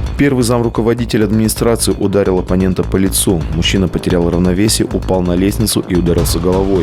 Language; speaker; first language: Russian; native; Russian